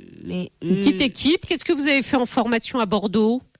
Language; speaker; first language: French; native; French